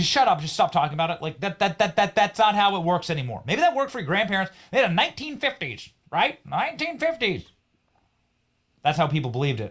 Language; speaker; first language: English; native; English